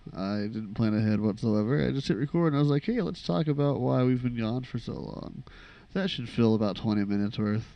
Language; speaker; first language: English; native; English